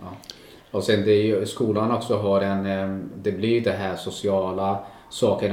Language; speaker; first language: Swedish; non-native, local second language; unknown